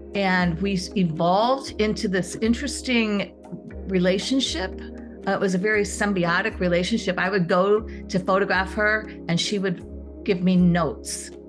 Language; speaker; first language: English; native; English